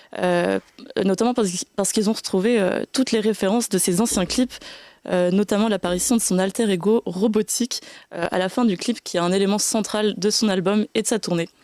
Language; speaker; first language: French; native; French